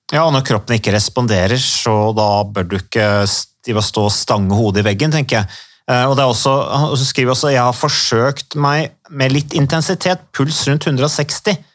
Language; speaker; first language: Norwegian; native; Norwegian